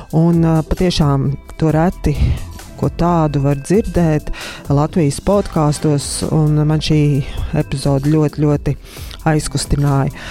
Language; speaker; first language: Latvian; native; Latvian